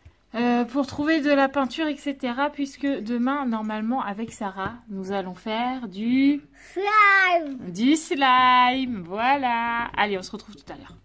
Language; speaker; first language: French; native; French